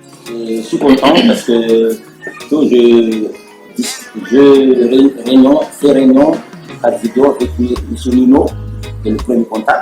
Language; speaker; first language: French; non-native, local second language; Malagasy